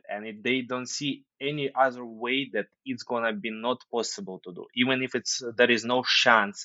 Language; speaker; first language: English; non-native, fluent; Ukrainian